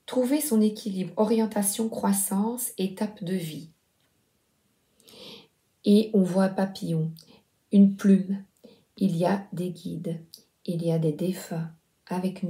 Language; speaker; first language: French; native; French